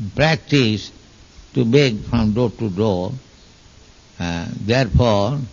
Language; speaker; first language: English; non-native, local second language; Bangla